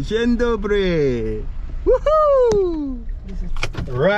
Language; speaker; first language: Polish; non-native, learner; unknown